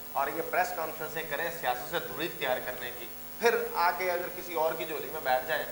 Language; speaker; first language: Urdu; non-native, local second language; Punjabi